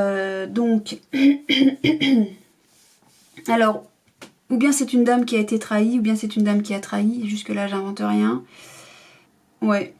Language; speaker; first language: French; native; French